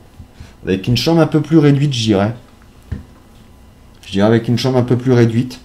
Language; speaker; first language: French; native; French